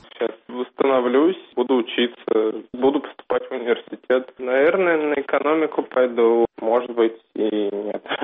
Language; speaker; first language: Russian; native; Russian